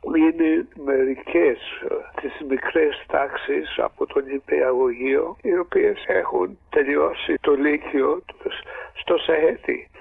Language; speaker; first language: Greek; early bilingual, other home language; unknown